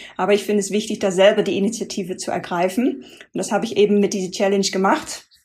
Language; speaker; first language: German; non-native, fluent; Dutch